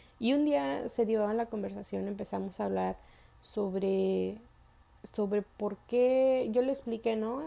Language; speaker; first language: Spanish; early bilingual, heritage; Spanish